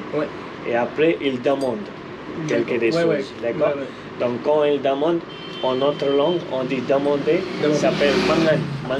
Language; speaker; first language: French; non-native, fluent; Hindi